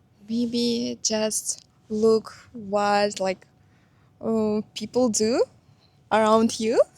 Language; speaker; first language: English; non-native, learner; Kazakh